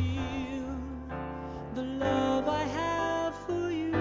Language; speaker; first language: English; native; English